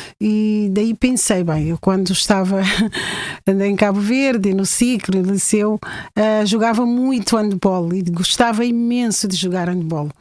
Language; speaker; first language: Portuguese; non-native, local second language; Kabuverdianu